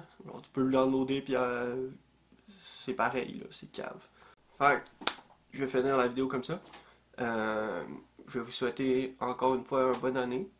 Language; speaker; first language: French; native; French